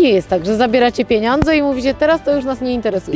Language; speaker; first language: Polish; native; Polish